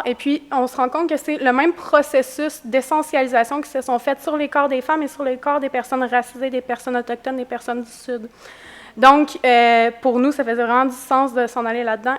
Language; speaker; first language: French; native; French